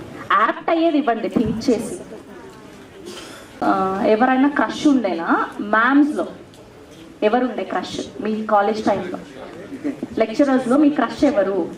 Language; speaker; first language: Telugu; native; Telugu